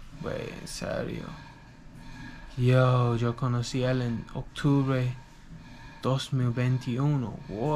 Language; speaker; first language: Spanish; non-native, learner; English